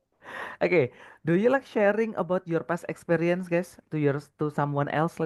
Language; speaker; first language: English; non-native, fluent; Indonesian